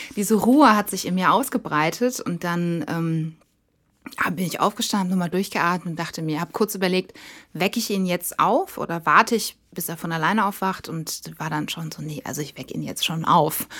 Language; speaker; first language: German; native; German